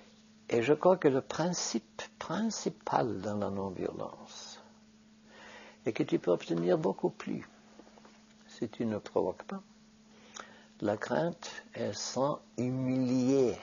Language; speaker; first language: French; non-native, fluent; Norwegian